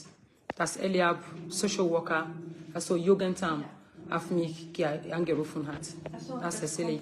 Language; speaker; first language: German; non-native, learner; English